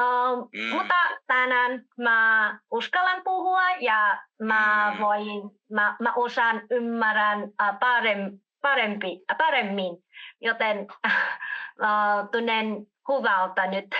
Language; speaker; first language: Finnish; non-native, learner; Vietnamese